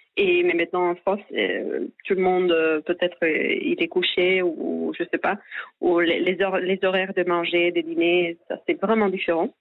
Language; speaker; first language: French; non-native, fluent; Spanish